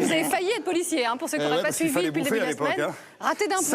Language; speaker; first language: French; native; French